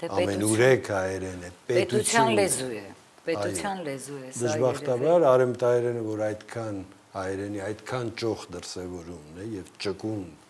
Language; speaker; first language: Armenian; native; Armenian